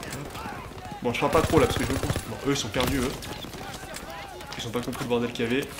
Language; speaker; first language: French; native; French